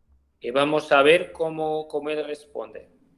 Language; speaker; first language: Spanish; non-native, learner; Portuguese